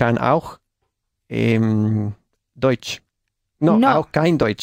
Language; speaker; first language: German; non-native, learner; Spanish